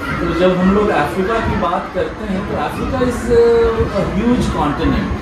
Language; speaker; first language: Hindi; native; Hindi